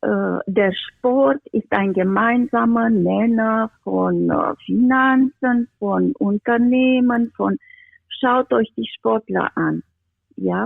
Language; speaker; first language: German; non-native, fluent; Romanian